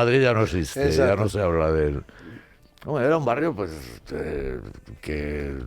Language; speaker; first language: Spanish; native; Spanish